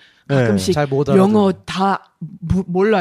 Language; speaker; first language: Korean; non-native, learner; English